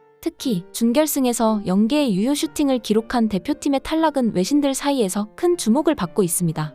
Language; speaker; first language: Korean; native; Korean